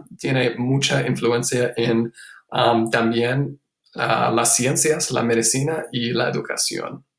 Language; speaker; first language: Spanish; non-native, fluent; English